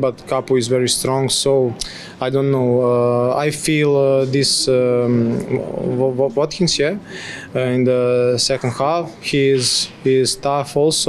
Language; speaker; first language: English; non-native, fluent; Polish